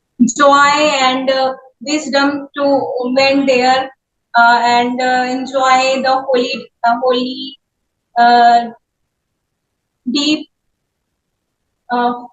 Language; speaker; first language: English; non-native, learner; Hindi